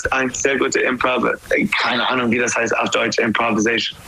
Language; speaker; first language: German; non-native, learner; English